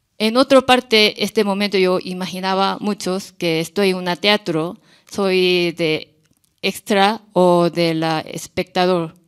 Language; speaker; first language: Spanish; non-native, learner; Korean